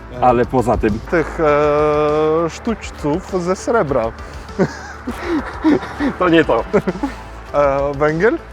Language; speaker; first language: Polish; non-native, fluent; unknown